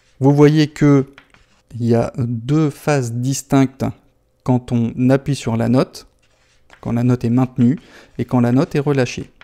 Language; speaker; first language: French; native; French